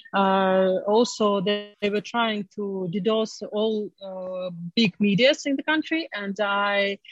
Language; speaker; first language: English; non-native, fluent; Ukrainian